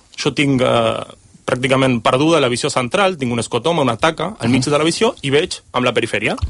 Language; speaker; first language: Catalan; non-native, fluent; Spanish